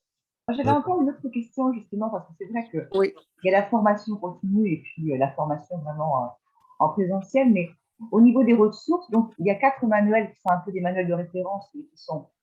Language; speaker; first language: French; native; French